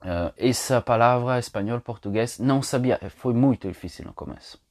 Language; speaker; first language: Portuguese; non-native, fluent; Italian